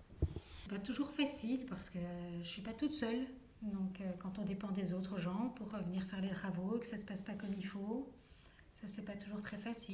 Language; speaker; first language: French; native; French